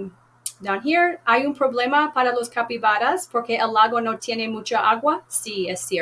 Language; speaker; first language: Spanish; non-native, fluent; English